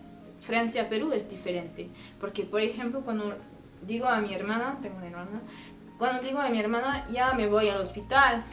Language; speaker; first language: Spanish; non-native, learner; French